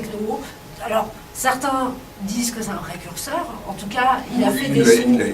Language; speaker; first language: French; native; French